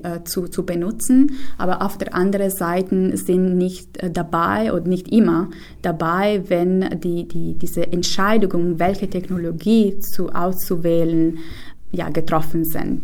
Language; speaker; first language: German; non-native, fluent; Italian